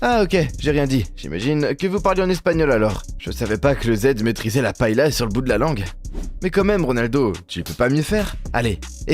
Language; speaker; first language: French; native; French